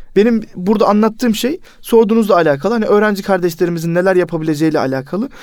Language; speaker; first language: Turkish; native; Turkish